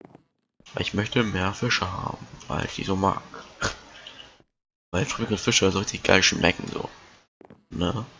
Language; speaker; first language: German; native; German